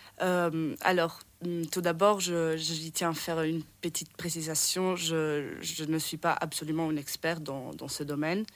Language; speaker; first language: French; non-native, fluent; Italian